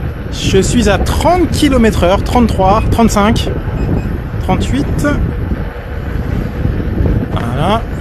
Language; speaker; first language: French; native; French